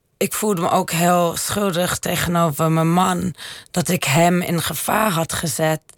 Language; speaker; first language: Dutch; early bilingual, heritage; Dutch